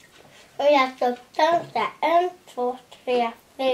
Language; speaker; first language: Swedish; early bilingual, other home language; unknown